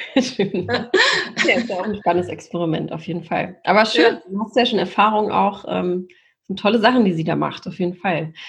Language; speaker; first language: German; native; German